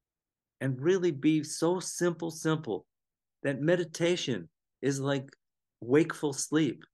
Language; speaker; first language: English; native; English